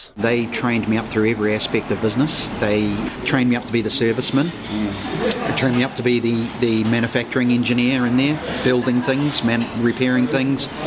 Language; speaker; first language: English; native; English